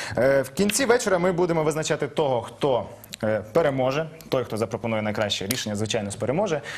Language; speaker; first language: Ukrainian; native; Ukrainian